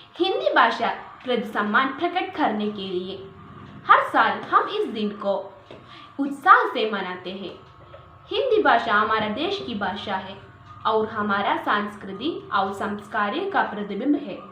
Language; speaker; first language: Hindi; non-native, local second language; Malayalam